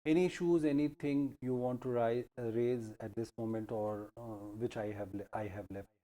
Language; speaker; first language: English; non-native, local second language; Hindi